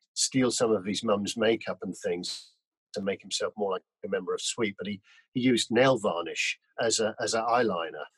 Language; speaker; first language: English; native; English